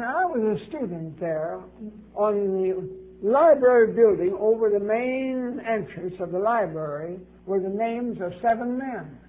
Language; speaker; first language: English; native; English